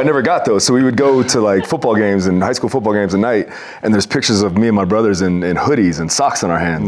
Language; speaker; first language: English; native; English